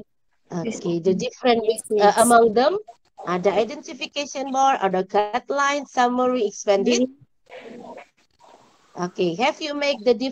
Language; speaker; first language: English; non-native, learner; Indonesian